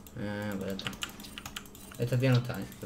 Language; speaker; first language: Spanish; native; Spanish